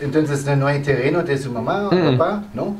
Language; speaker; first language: Spanish; non-native, learner; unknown